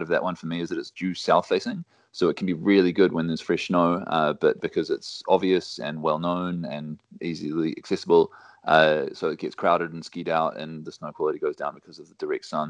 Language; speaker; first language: English; native; English